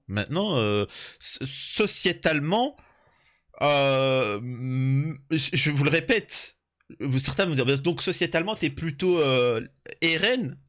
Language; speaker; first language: French; early bilingual, other home language; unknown